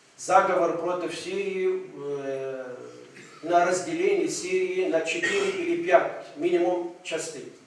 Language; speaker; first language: Russian; non-native, fluent; Arabic